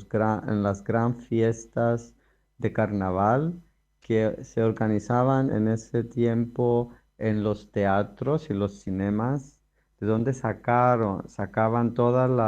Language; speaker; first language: Spanish; non-native, fluent; Greek